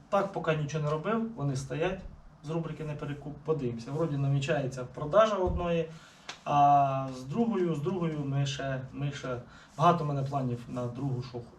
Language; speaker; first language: Ukrainian; non-native, local second language; Russian